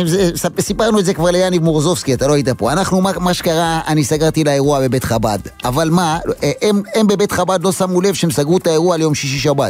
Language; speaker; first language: Hebrew; native; Hebrew